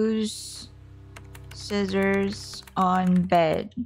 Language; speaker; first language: English; native; English